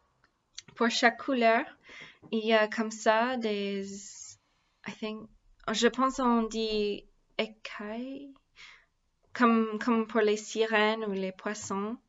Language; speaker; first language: French; non-native, learner; English